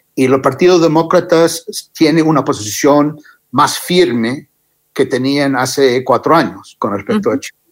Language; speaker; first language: Spanish; non-native, fluent; English